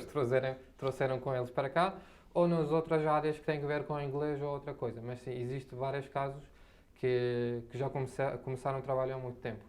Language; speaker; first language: Portuguese; non-native, fluent; Arabic